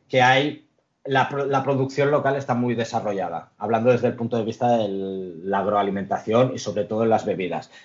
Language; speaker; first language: Spanish; early bilingual, other home language; Arabic